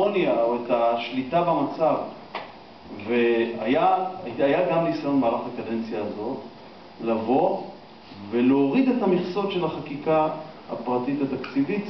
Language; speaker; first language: Hebrew; native; Hebrew